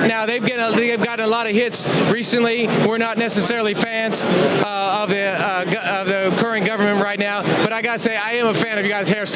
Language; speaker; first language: English; native; English